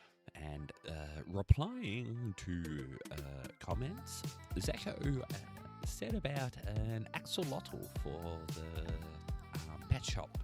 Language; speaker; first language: English; native; English